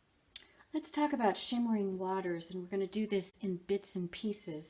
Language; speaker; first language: English; native; English